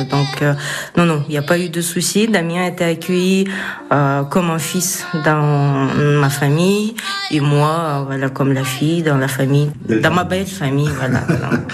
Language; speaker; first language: French; non-native, fluent; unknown